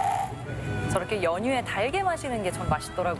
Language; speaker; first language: Korean; native; Korean